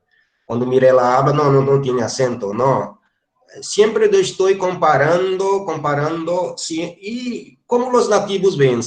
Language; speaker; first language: Spanish; non-native, fluent; Portuguese